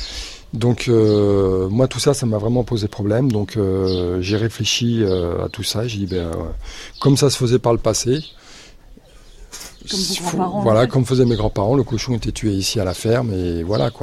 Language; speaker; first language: French; native; French